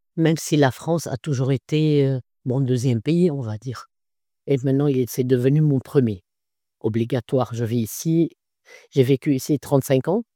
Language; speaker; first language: French; non-native, local second language; Arabic